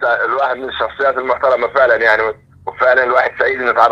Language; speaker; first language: Arabic; native; Arabic